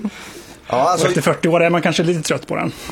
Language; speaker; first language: Swedish; native; Swedish